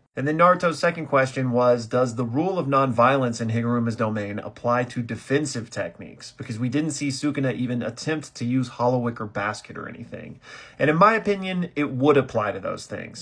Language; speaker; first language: English; native; English